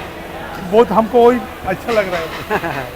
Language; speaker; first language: Hindi; non-native, local second language; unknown